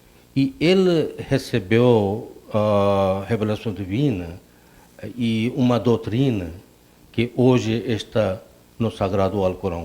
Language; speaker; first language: Portuguese; non-native, fluent; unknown